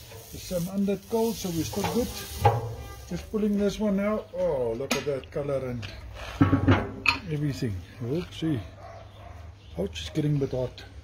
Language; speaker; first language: English; non-native, local second language; Afrikaans